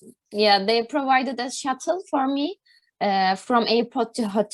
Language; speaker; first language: English; non-native, learner; Turkish